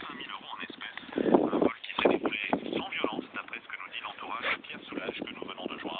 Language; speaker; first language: French; native; French